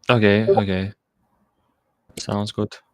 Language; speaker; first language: English; non-native, learner; Russian